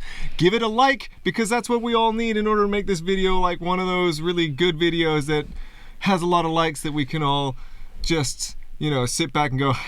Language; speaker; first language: English; native; English